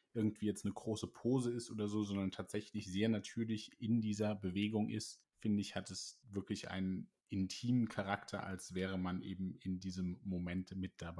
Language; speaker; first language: German; native; German